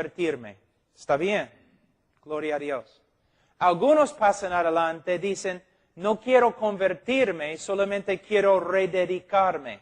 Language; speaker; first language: Spanish; non-native, fluent; English